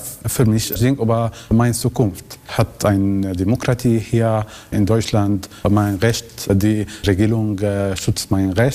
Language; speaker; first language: German; non-native, learner; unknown